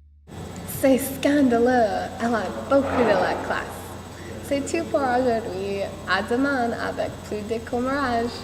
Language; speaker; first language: French; non-native, learner; English